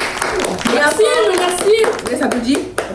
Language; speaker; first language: French; native; French